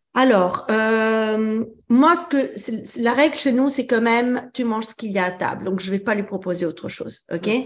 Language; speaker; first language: French; early bilingual, other home language; Italian